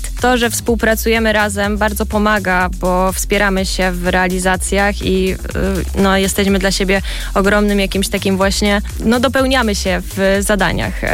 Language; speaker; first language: Polish; native; Polish